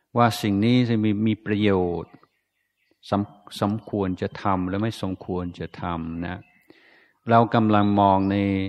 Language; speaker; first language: Thai; non-native, fluent; English